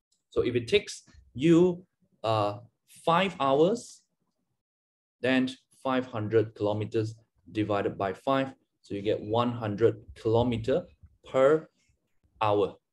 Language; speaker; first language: English; non-native, local second language; Chinese